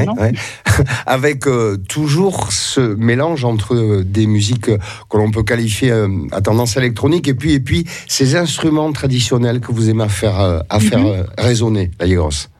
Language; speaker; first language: French; native; French